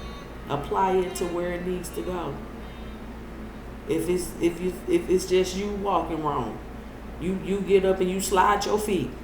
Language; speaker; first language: English; native; English